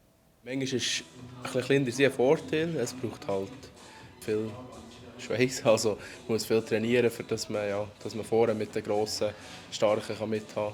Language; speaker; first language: German; native; German